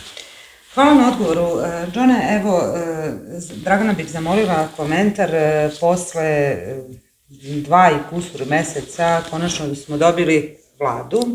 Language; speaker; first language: Serbian; native; Serbian